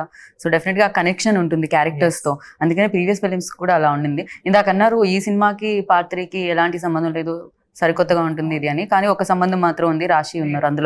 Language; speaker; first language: Telugu; native; Telugu